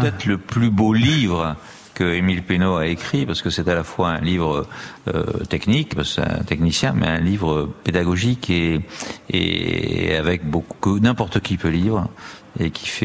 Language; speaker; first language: French; native; French